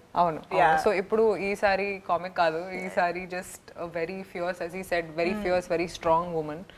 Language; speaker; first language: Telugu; non-native, local second language; Hindi